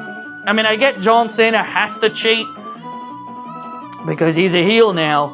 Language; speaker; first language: English; native; English